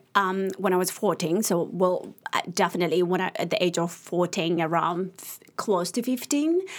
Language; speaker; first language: English; early bilingual, other home language; Arabic